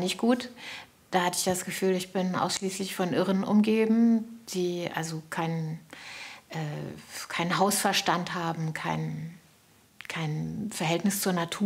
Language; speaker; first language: German; native; German